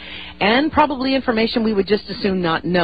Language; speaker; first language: English; native; English